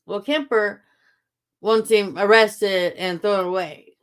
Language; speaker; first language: English; native; English